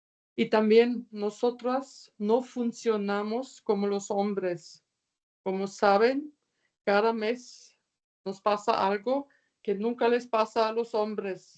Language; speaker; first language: Spanish; non-native, fluent; German